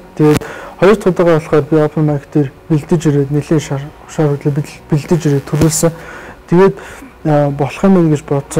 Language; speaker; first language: Mongolian; native; Mongolian